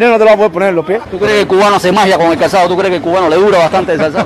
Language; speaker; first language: Spanish; native; Spanish